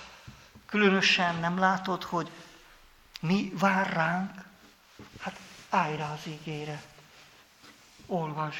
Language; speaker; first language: Hungarian; native; Hungarian